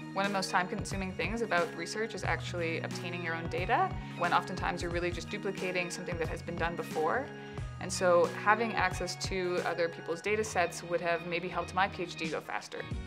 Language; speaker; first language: English; native; English